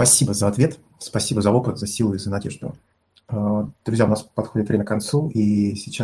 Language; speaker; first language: Russian; native; Russian